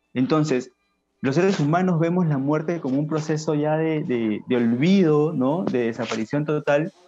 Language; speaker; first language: Spanish; native; Spanish